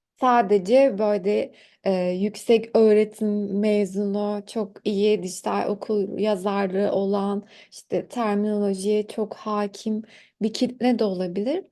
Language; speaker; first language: Turkish; native; Turkish